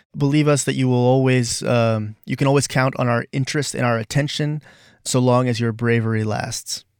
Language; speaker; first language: English; native; English